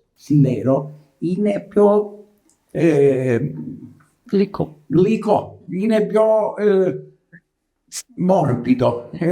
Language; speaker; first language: Greek; non-native, learner; Italian